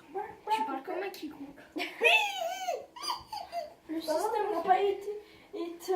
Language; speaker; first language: French; native; French